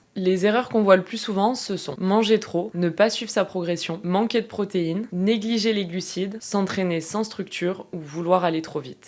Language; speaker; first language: French; native; French